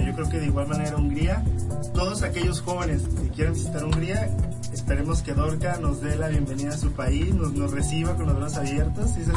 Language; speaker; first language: Spanish; native; Spanish